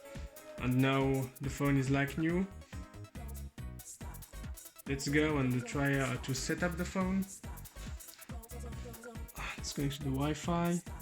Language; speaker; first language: English; non-native, fluent; French